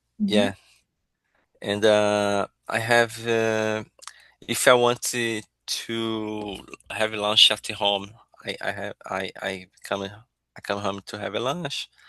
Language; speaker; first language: English; non-native, learner; Portuguese